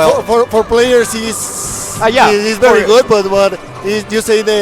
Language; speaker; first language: English; non-native, learner; Spanish